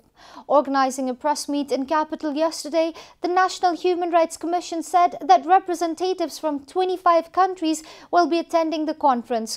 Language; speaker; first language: English; non-native, local second language; Nepali